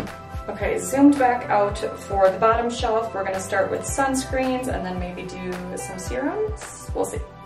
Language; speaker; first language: English; native; English